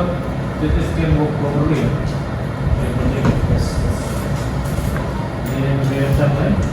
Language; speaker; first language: English; non-native, learner; Indonesian